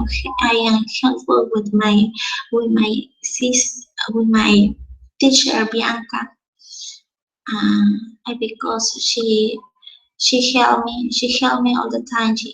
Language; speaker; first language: English; non-native, learner; Spanish